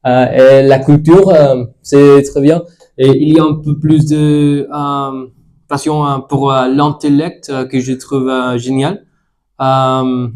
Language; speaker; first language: French; non-native, learner; Spanish